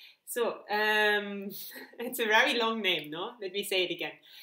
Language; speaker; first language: English; non-native, fluent; German